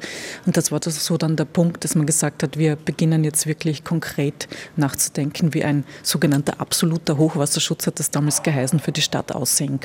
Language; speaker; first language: German; native; German